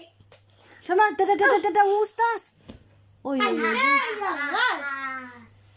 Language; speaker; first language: German; non-native, learner; Cebuano